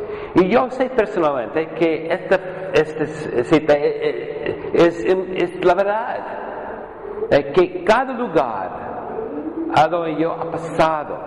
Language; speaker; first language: Spanish; non-native, fluent; English